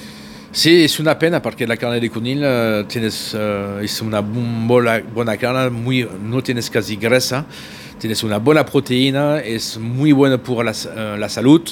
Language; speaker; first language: Catalan; non-native, learner; French